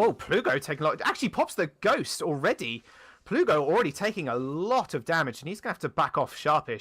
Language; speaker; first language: English; native; English